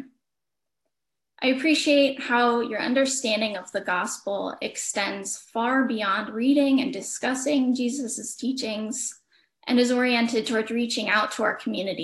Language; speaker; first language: English; native; English